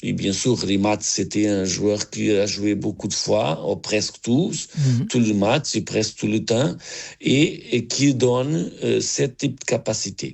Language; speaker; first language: French; non-native, learner; Portuguese